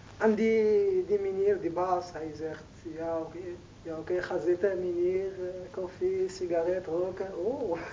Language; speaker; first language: Dutch; non-native, learner; Arabic